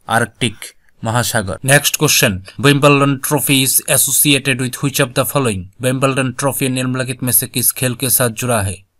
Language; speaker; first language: Hindi; non-native, local second language; Bangla